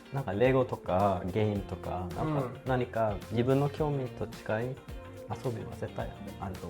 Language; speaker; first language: Japanese; non-native, fluent; Swedish